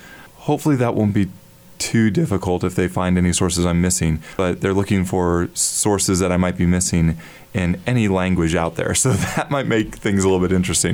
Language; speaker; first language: English; native; English